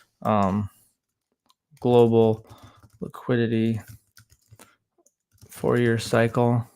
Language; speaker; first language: English; native; English